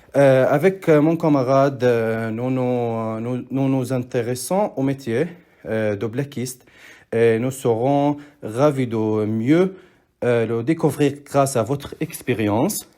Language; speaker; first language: French; non-native, learner; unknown